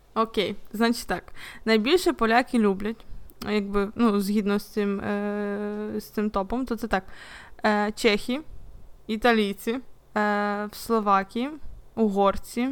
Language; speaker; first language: Ukrainian; native; Ukrainian